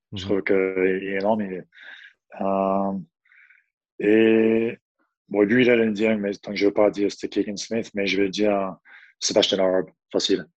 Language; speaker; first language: French; non-native, fluent; English